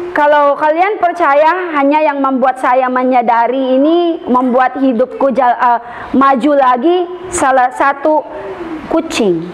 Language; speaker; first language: Indonesian; non-native, fluent; Filipino